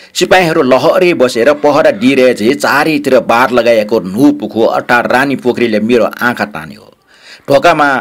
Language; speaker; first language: Nepali; native; Nepali